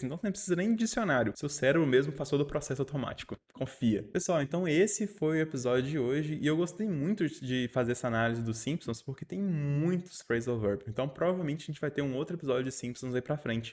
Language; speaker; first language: Portuguese; native; Portuguese